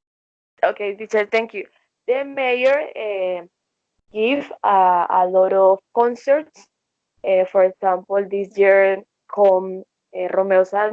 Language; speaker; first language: English; non-native, learner; Spanish